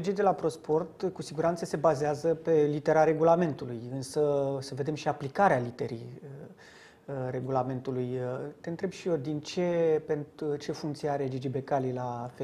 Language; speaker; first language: Romanian; native; Romanian